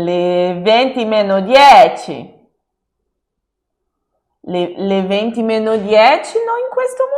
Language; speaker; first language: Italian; non-native, fluent; Portuguese